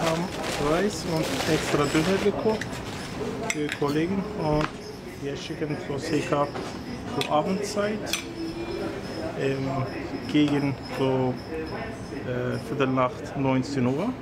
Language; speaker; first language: German; non-native, learner; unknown